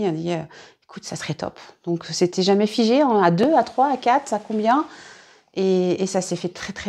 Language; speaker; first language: French; native; French